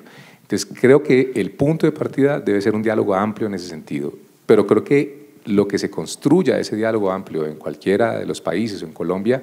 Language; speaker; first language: Spanish; native; Spanish